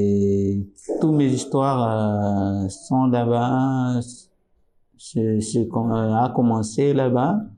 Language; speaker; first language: French; non-native, local second language; Malagasy